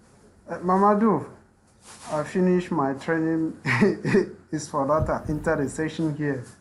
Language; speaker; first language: English; non-native, learner; French